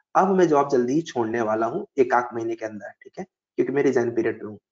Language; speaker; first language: Hindi; native; Hindi